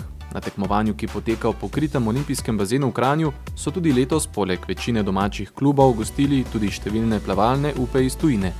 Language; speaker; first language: Slovenian; native; Slovenian